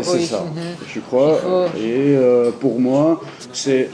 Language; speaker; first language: French; non-native, learner; Georgian